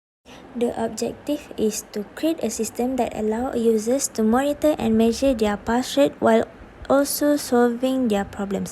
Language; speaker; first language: English; non-native, local second language; Malay